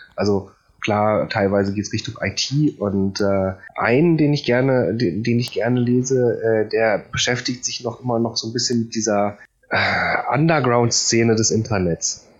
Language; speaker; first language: German; early bilingual, other home language; Polish